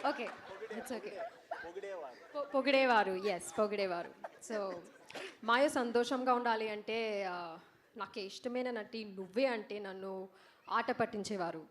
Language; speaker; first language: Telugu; non-native, learner; English